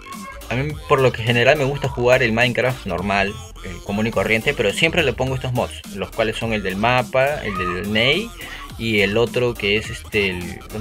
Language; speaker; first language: Spanish; native; Spanish